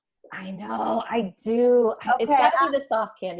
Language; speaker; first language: English; native; English